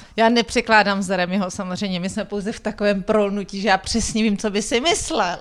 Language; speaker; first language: Czech; native; Czech